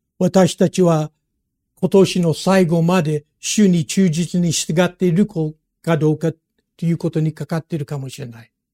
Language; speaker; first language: Japanese; non-native, fluent; English